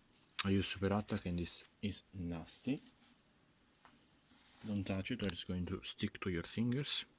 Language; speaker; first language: English; non-native, fluent; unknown